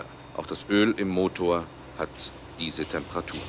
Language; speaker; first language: German; native; German